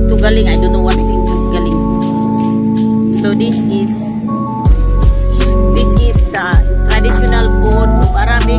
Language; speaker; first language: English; non-native, learner; Filipino